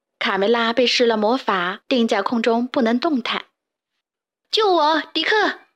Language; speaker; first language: Chinese; native; Chinese